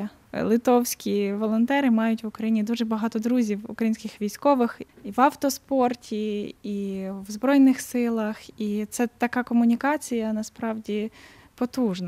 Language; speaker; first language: Ukrainian; native; Ukrainian